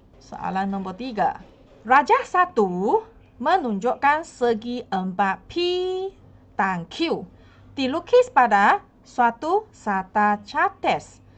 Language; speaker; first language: Malay; non-native, local second language; Chinese